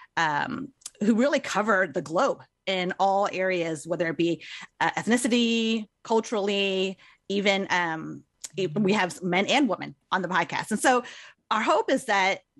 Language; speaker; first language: English; native; English